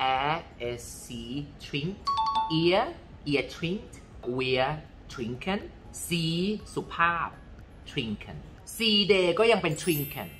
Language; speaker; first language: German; non-native, learner; Thai